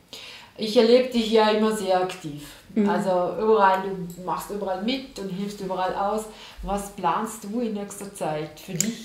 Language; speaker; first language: German; native; German